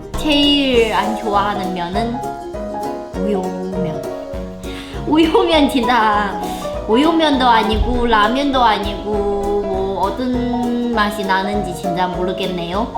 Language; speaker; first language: Korean; non-native, learner; Chinese